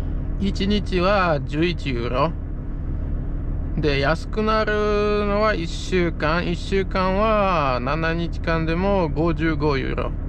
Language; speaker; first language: Japanese; non-native, fluent; Polish